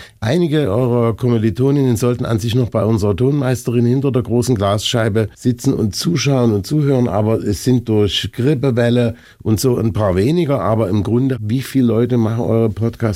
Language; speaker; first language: German; native; German